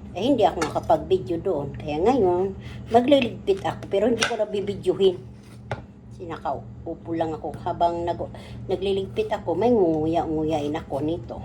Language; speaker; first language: Filipino; native; Filipino